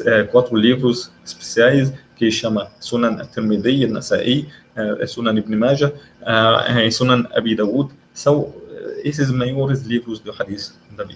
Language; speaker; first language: Portuguese; non-native, fluent; Arabic